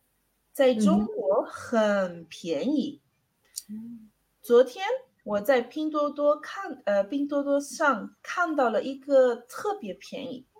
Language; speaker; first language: Chinese; non-native, learner; Spanish